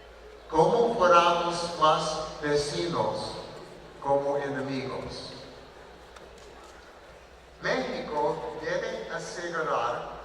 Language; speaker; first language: Spanish; non-native, learner; English